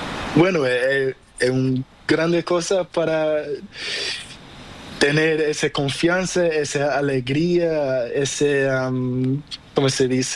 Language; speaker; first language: Spanish; non-native, learner; Portuguese